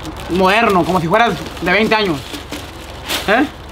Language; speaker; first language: Spanish; early bilingual, heritage; Spanish